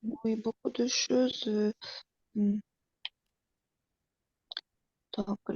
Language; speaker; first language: French; non-native, learner; Russian